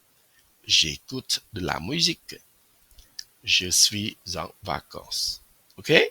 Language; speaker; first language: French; non-native, fluent; Khmer